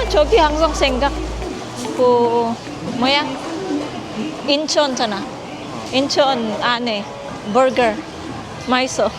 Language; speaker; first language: Korean; non-native, learner; Filipino